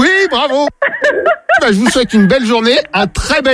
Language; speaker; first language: French; native; French